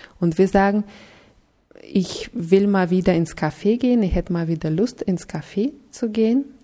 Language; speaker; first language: German; non-native, fluent; Russian